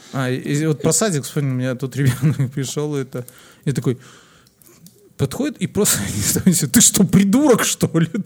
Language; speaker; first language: Russian; native; Russian